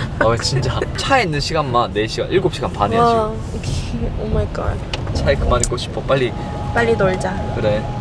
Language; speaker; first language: Korean; early bilingual, heritage; Korean